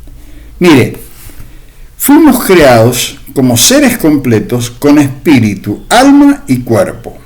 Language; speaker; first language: Spanish; native; Spanish